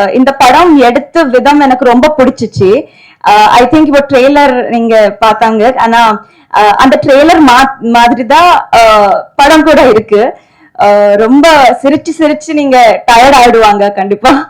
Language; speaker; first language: Tamil; non-native, learner; Telugu